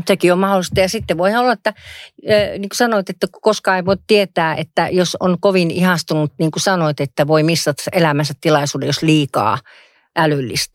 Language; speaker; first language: Finnish; native; Finnish